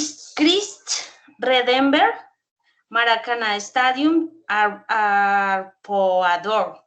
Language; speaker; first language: English; non-native, learner; Spanish